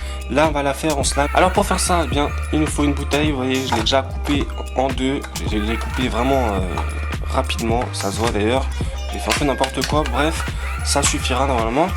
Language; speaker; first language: French; native; French